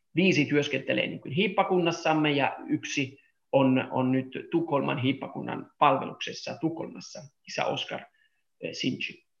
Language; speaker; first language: Finnish; non-native, fluent; Italian